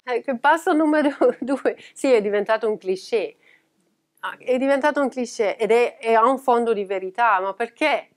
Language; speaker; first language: Italian; non-native, fluent; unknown